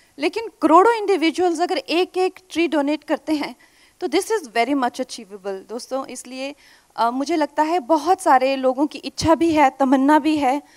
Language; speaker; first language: Hindi; native; Hindi